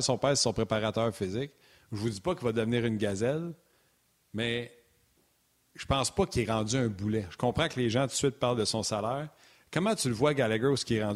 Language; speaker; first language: French; native; French